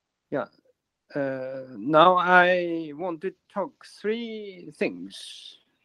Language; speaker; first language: English; non-native, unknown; Japanese